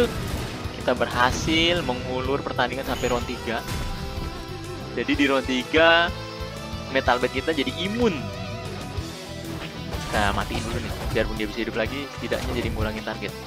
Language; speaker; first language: Indonesian; native; Indonesian